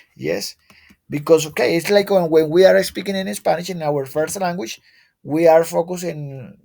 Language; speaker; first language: English; non-native, learner; Spanish